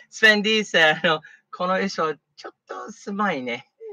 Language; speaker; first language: Japanese; non-native, learner; English